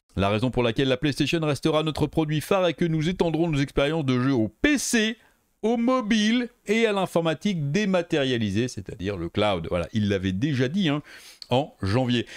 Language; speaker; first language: French; native; French